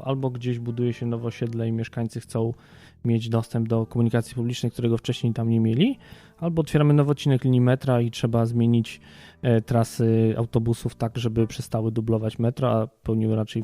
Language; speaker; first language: Polish; native; Polish